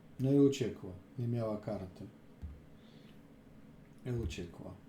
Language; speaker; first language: Polish; native; Polish